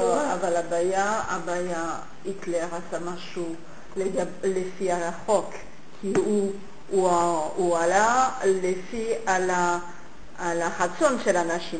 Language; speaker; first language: Hebrew; non-native, fluent; French